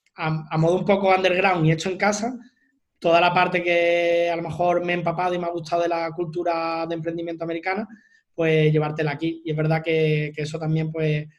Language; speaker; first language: Spanish; native; Spanish